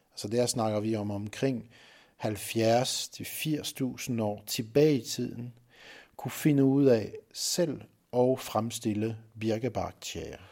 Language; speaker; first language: Danish; non-native, fluent; French